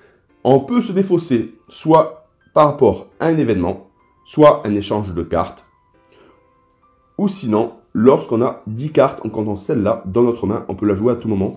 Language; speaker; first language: French; native; French